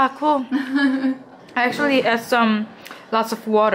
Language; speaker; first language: English; non-native, learner; Korean